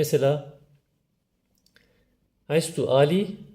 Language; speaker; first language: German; non-native, fluent; Turkish